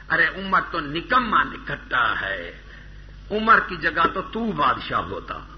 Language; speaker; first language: Urdu; non-native, local second language; Punjabi